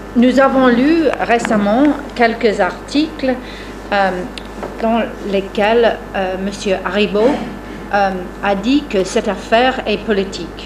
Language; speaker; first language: French; non-native, fluent; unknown